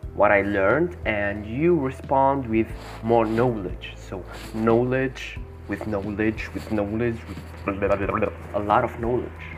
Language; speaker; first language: English; non-native, fluent; Arabic